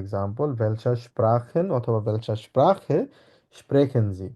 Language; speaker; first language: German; non-native, fluent; Bangla